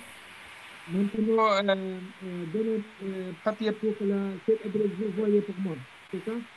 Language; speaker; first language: French; non-native, learner; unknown